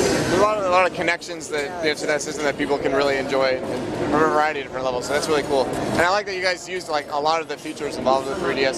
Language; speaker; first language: English; native; English